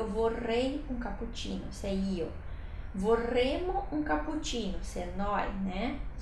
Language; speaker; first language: Italian; non-native, fluent; Portuguese